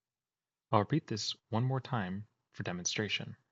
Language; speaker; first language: English; native; English